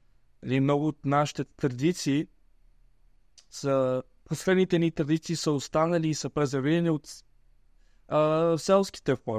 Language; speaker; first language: Bulgarian; early bilingual, heritage; Bulgarian